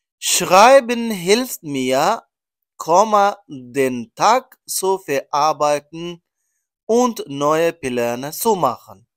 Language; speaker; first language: German; non-native, learner; Persian